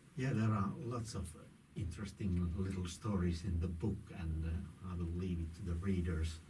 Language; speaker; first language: English; non-native, fluent; Finnish